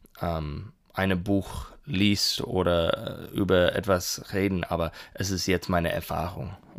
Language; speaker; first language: German; non-native, learner; English